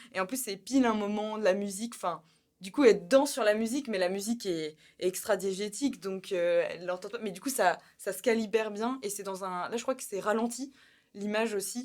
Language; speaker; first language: French; native; French